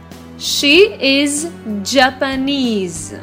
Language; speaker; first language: English; non-native, fluent; Russian